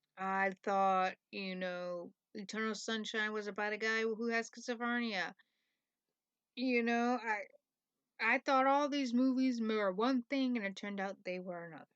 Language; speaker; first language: English; native; English